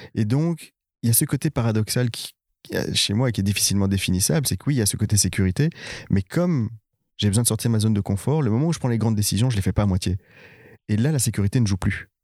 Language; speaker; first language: French; native; French